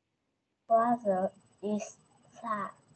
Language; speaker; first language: English; non-native, learner; Vietnamese